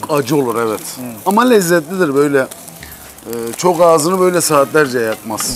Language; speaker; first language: Turkish; native; Turkish